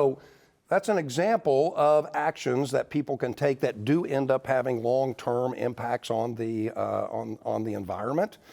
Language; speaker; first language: English; native; English